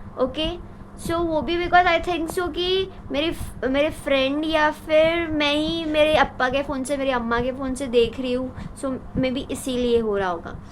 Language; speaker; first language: Hindi; non-native, local second language; Tulu